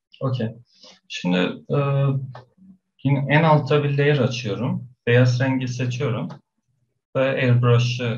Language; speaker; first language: Turkish; non-native, fluent; Persian